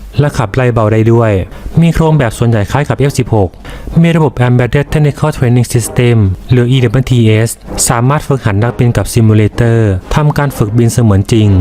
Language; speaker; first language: Thai; native; Thai